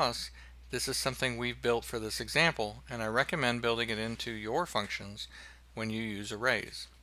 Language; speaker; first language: English; native; English